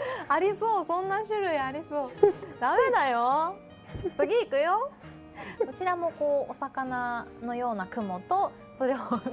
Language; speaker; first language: Japanese; native; Japanese